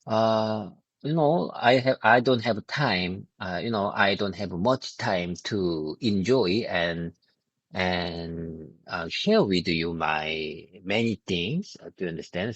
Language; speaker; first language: English; non-native, learner; Korean